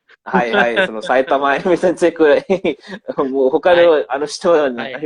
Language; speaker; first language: Japanese; non-native, learner; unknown